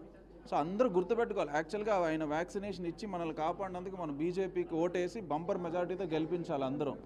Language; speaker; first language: Telugu; native; Telugu